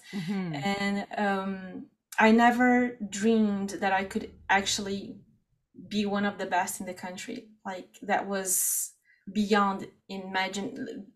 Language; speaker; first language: English; non-native, fluent; Portuguese